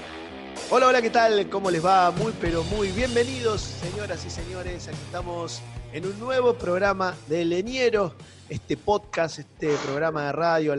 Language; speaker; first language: Spanish; native; Spanish